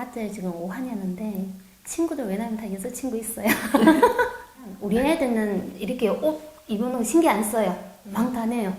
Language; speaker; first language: Korean; non-native, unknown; Chinese